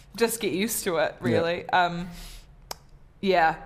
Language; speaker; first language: English; native; English